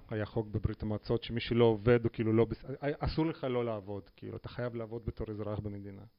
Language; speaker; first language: Hebrew; non-native, fluent; Russian